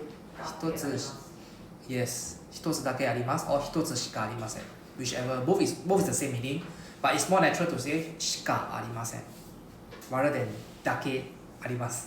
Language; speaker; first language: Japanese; non-native, fluent; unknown